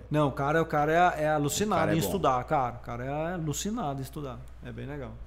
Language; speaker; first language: Portuguese; native; Portuguese